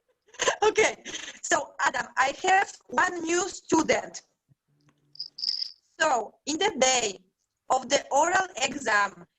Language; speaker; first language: English; non-native, fluent; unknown